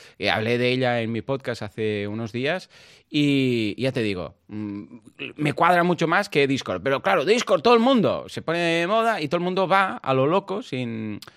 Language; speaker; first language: Spanish; non-native, local second language; Catalan